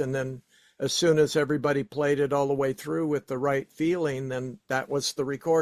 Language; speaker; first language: English; native; English